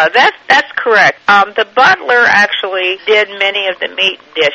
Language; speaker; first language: English; native; English